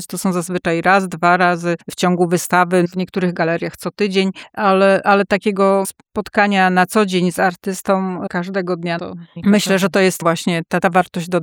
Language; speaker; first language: Polish; native; Polish